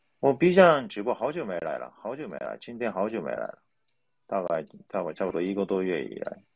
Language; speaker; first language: Chinese; non-native, fluent; Japanese